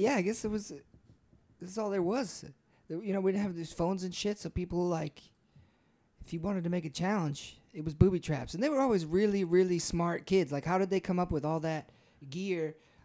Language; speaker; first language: English; early bilingual, other home language; Spanish